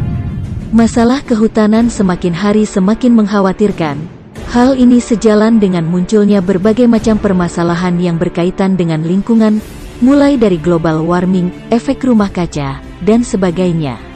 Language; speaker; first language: Indonesian; native; Indonesian